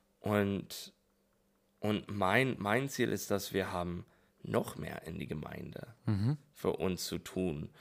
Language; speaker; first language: German; non-native, learner; English